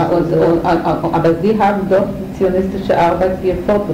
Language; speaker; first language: German; non-native, fluent; Hebrew